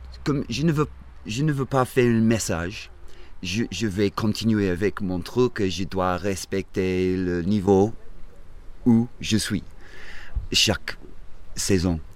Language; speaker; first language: French; non-native, fluent; English